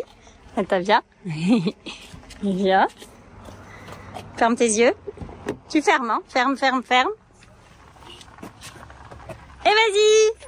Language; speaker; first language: French; native; French